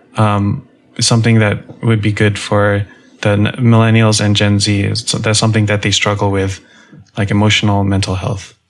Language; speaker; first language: English; native; English